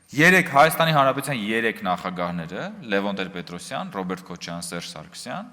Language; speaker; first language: Armenian; native; Armenian